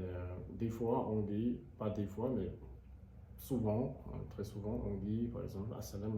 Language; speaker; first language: French; non-native, fluent; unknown